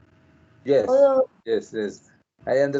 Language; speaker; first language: English; non-native, learner; Spanish